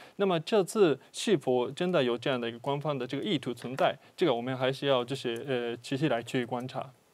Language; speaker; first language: Chinese; non-native, fluent; Japanese